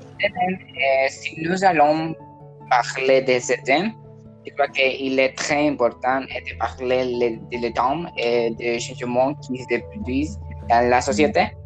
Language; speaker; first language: French; non-native, learner; Spanish